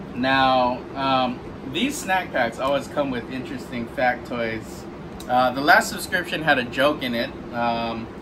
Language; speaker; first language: English; native; English